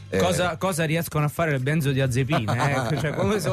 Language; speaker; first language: Italian; native; Italian